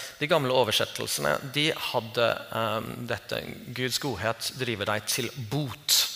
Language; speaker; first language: Norwegian; non-native, fluent; English